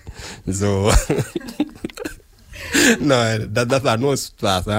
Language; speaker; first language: German; non-native, learner; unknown